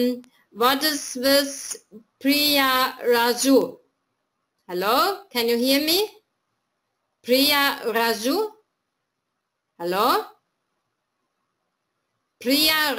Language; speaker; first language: English; non-native, fluent; German